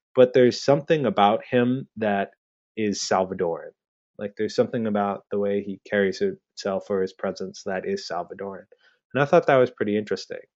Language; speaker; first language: English; early bilingual, other home language; Spanish